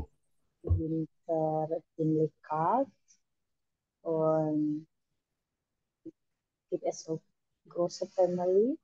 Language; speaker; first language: German; non-native, learner; Indonesian